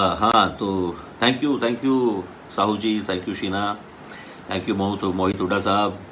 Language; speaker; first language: Hindi; native; Hindi